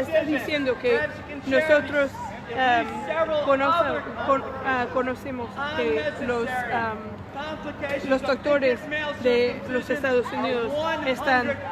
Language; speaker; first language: Spanish; non-native, learner; English